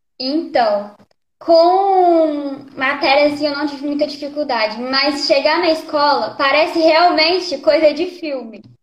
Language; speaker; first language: Portuguese; native; Portuguese